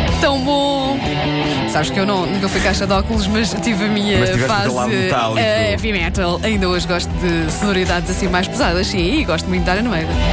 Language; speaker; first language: Portuguese; native; Portuguese